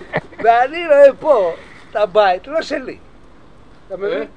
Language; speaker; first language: Hebrew; non-native, learner; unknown